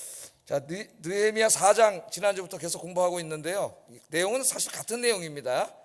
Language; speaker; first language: Korean; native; Korean